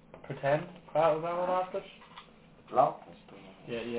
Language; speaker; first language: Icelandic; non-native, learner; English